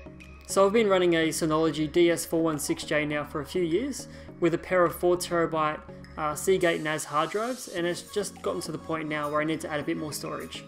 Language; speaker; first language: English; native; English